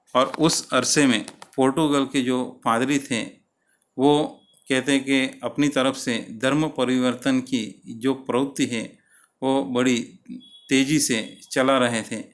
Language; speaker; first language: Hindi; non-native, local second language; Gujarati